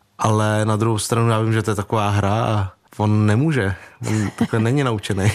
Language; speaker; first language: Czech; early bilingual, other home language; Vietnamese